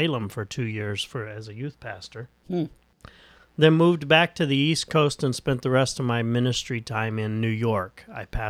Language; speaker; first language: English; native; English